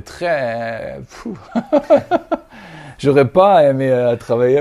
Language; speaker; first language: French; non-native, fluent; German